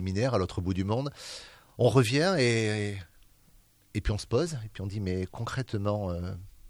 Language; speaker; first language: French; native; French